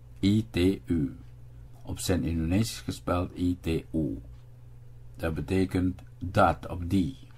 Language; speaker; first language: Dutch; non-native, fluent; Indonesian